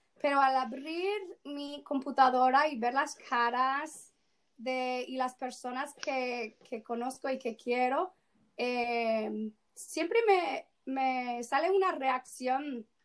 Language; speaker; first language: Spanish; non-native, fluent; English